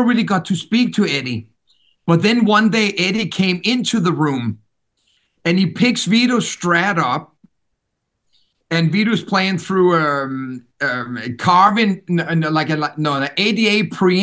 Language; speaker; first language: English; non-native, fluent; Danish